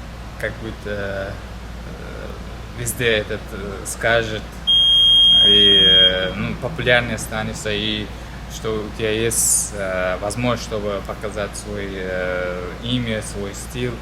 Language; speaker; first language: Russian; non-native, learner; Uzbek